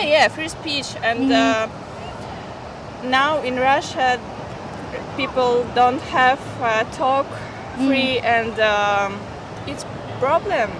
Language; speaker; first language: English; non-native, learner; Russian